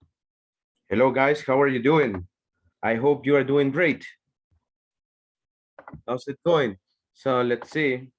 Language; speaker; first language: English; non-native, fluent; Spanish